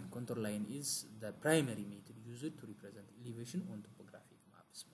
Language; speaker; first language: English; non-native, local second language; Amharic